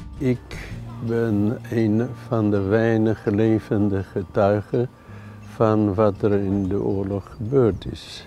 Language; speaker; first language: Dutch; non-native, fluent; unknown